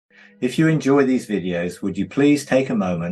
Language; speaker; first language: English; native; English